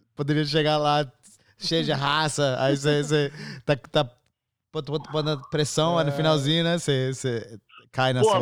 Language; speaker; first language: Portuguese; non-native, learner; English